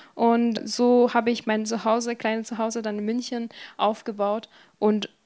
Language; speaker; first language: German; non-native, fluent; Persian